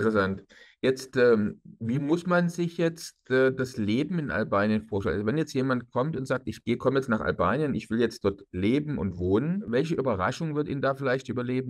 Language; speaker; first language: German; native; German